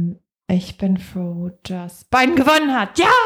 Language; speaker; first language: German; non-native, fluent; English